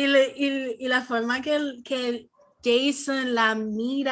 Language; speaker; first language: Spanish; early bilingual, heritage; Spanish